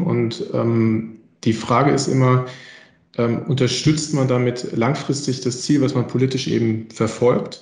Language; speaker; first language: German; native; German